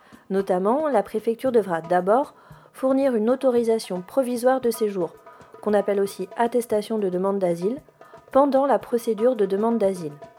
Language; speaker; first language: French; native; French